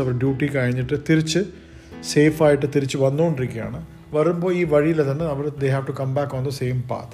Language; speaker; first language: English; non-native, local second language; Malayalam